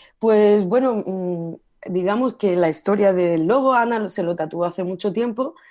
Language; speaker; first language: Spanish; native; Spanish